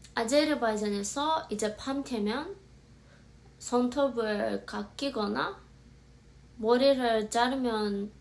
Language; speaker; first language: Korean; non-native, fluent; Azerbaijani